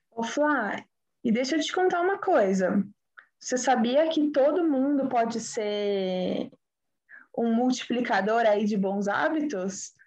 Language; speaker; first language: Portuguese; native; Portuguese